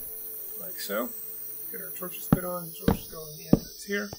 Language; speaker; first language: English; native; English